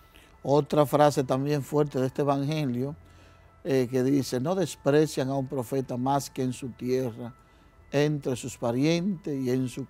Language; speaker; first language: Spanish; native; Spanish